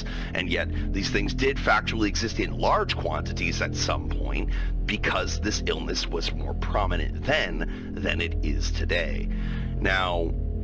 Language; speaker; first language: English; native; English